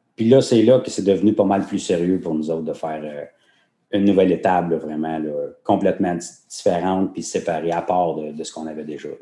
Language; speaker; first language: French; native; French